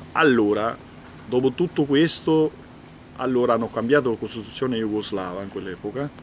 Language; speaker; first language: Italian; non-native, fluent; Albanian